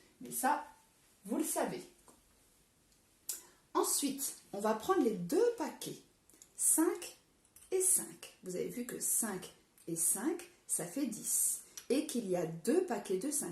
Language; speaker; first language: French; native; French